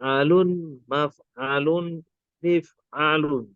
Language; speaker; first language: Arabic; non-native, learner; Indonesian